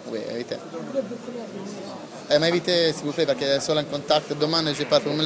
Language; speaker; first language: French; non-native, learner; Italian